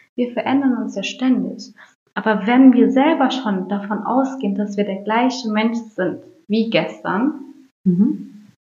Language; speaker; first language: German; early bilingual, other home language; Turkish